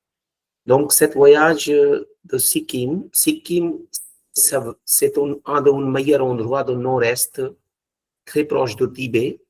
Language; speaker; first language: French; non-native, fluent; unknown